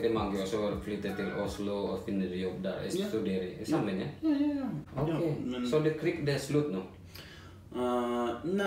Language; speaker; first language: Danish; non-native, learner; Indonesian